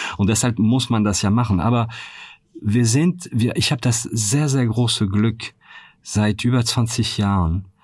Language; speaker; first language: German; non-native, fluent; French